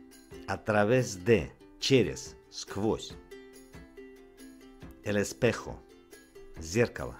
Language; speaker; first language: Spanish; non-native, fluent; Russian